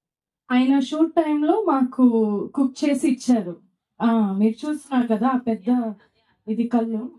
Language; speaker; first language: Telugu; non-native, fluent; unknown